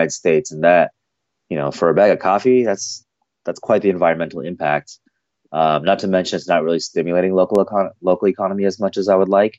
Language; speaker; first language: English; native; English